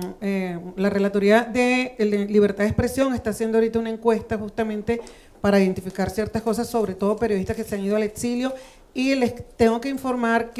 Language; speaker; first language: Spanish; native; Spanish